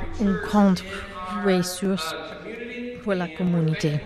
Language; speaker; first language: French; non-native, learner; English